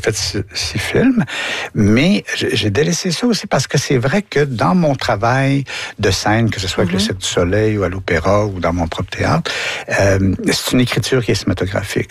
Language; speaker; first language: French; native; French